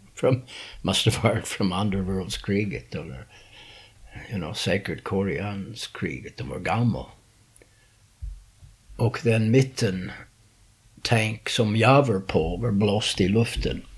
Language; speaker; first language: Swedish; non-native, learner; English